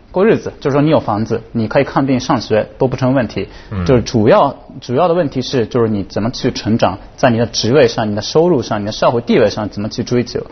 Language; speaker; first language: Chinese; non-native, fluent; Japanese